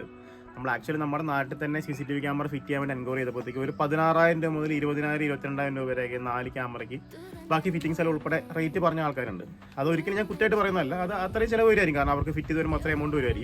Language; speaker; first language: Malayalam; native; Malayalam